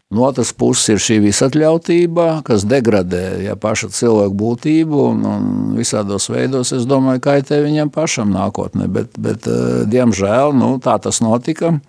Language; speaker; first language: Latvian; native; Latvian